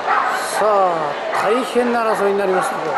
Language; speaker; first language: Japanese; native; Japanese